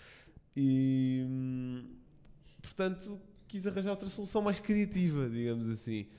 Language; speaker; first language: Portuguese; native; Portuguese